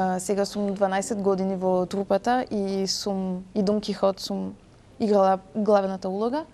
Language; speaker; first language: Macedonian; early bilingual, heritage; French